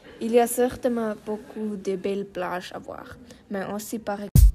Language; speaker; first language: French; non-native, learner; German